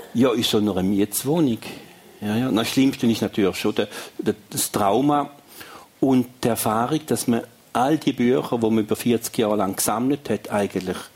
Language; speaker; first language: German; native; German